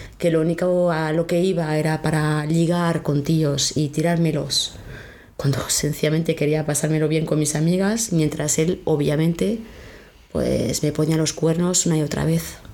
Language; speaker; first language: Spanish; non-native, fluent; French